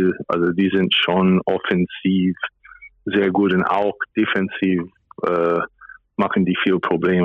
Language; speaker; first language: German; non-native, fluent; English